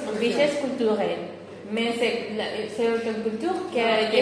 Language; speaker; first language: French; non-native, fluent; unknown